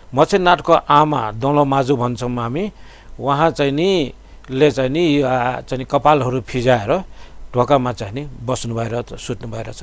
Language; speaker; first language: Nepali; non-native, local second language; Newari